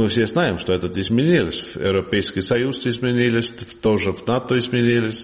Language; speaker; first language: Russian; non-native, learner; Estonian